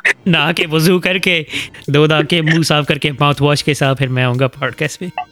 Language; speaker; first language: Hindi; native; Hindi